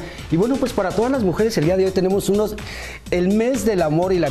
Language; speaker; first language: Spanish; native; Spanish